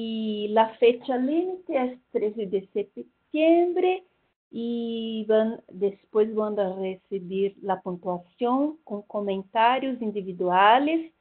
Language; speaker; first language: Spanish; non-native, fluent; Portuguese